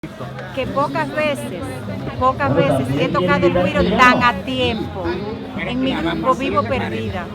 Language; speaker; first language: Spanish; native; Spanish